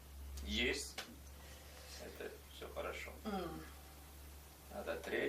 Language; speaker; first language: Russian; non-native, local second language; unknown